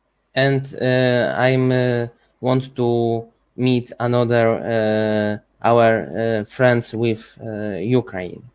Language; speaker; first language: English; non-native, learner; Ukrainian